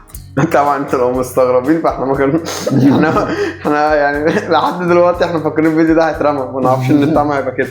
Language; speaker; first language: Arabic; native; Arabic